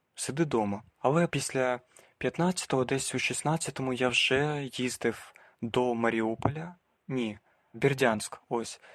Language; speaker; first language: Ukrainian; native; Ukrainian